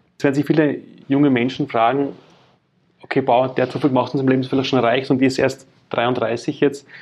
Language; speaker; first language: German; native; German